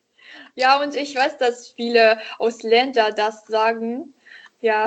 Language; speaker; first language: German; non-native, learner; Italian